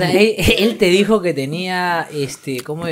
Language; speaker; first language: Spanish; native; Spanish